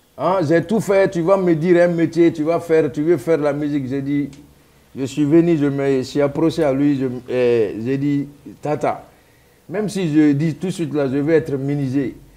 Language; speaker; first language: French; non-native, local second language; Mandingo